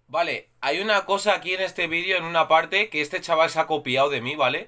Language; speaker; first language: Spanish; native; Spanish